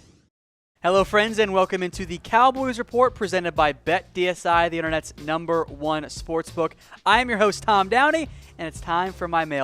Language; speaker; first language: English; native; English